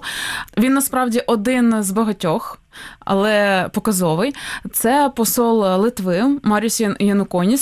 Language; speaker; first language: Ukrainian; native; Ukrainian